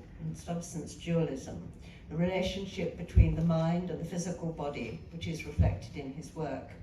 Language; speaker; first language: English; native; English